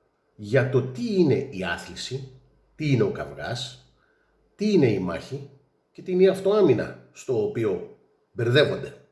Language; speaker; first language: Greek; native; Greek